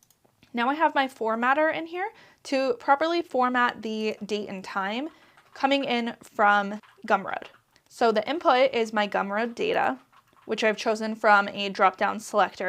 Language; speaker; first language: English; native; English